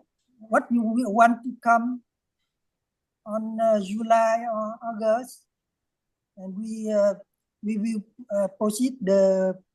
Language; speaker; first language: English; non-native, learner; Vietnamese